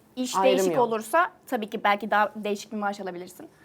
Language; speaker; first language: Turkish; early bilingual, other home language; Finnish